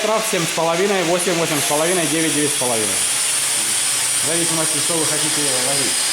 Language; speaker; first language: Russian; native; Russian